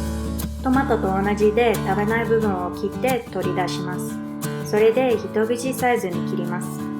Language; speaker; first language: Japanese; non-native, learner; Bulgarian